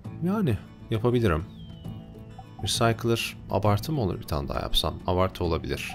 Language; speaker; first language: Turkish; native; Turkish